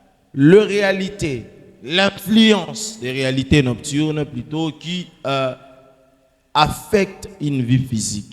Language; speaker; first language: French; non-native, local second language; Lingala